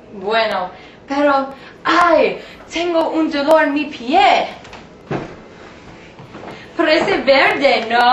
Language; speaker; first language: Spanish; non-native, learner; English